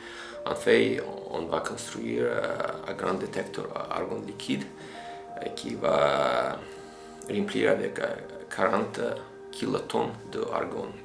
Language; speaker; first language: French; non-native, fluent; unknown